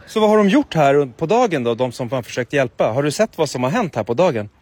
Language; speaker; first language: Swedish; native; Swedish